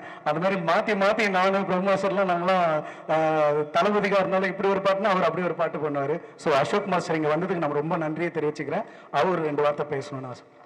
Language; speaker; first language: Tamil; native; Tamil